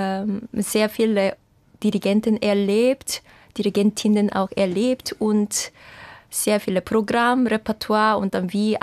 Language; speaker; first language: German; non-native, fluent; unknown